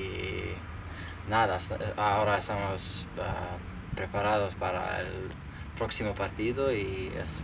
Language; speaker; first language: Spanish; non-native, learner; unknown